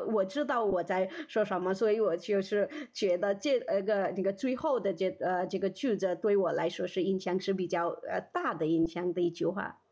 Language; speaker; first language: Chinese; non-native, fluent; Nepali